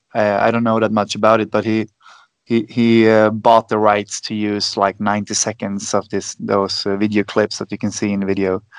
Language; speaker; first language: English; non-native, fluent; Swedish